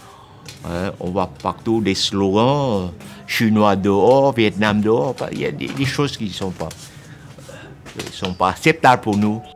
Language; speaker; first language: French; non-native, local second language; Vietnamese